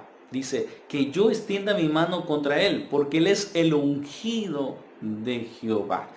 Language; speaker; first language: Spanish; native; Spanish